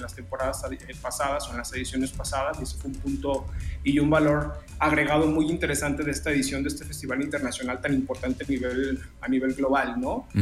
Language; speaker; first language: Spanish; native; Spanish